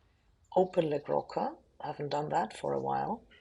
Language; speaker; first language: English; non-native, fluent; German